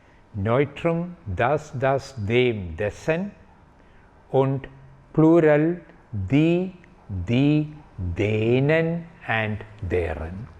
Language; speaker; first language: German; non-native, fluent; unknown